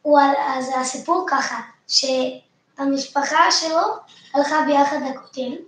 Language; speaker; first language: Hebrew; early bilingual, other home language; French